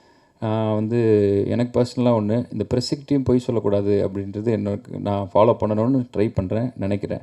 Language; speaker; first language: Tamil; native; Tamil